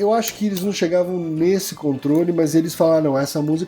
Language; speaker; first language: Portuguese; native; Portuguese